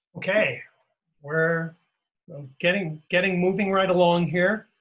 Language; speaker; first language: English; native; English